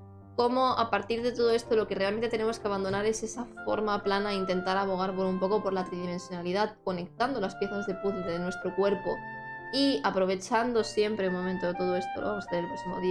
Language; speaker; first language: Spanish; native; Spanish